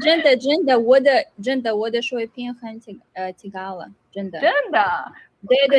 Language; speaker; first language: Chinese; non-native, learner; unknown